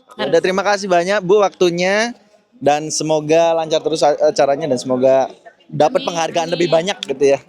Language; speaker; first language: Indonesian; native; Indonesian